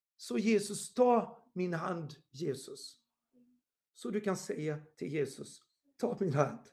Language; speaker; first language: Swedish; non-native, fluent; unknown